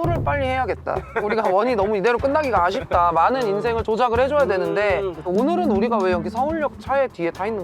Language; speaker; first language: Korean; native; Korean